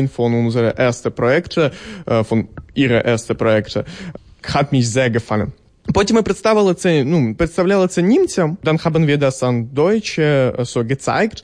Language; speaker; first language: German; non-native, learner; Ukrainian